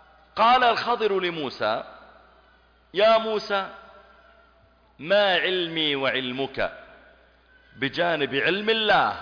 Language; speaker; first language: Arabic; native; Arabic